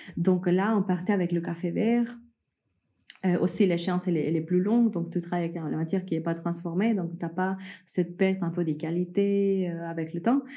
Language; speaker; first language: French; early bilingual, other home language; Spanish